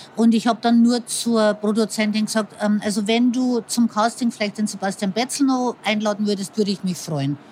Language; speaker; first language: German; native; German